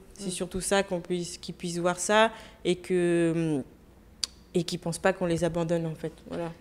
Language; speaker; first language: French; early bilingual, other home language; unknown